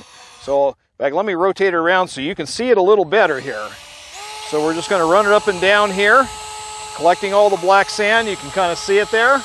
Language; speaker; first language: English; native; English